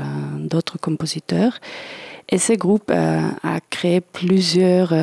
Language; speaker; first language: French; non-native, fluent; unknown